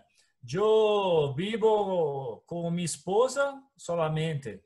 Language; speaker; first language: Spanish; non-native, learner; Portuguese